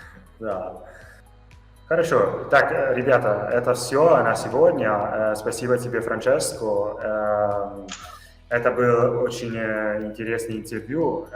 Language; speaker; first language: Russian; non-native, fluent; Italian